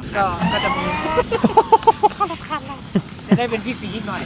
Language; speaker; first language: Thai; non-native, fluent; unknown